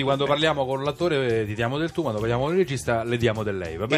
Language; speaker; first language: Italian; native; Italian